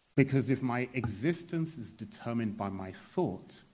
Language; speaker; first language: English; native; English